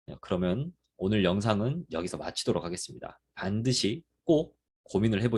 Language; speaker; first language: Korean; native; Korean